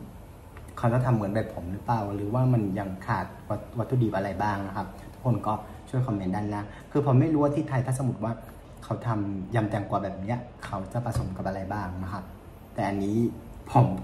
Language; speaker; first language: Thai; non-native, fluent; Vietnamese